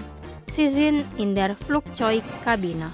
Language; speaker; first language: German; non-native, fluent; Indonesian